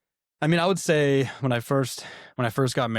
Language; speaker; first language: English; native; English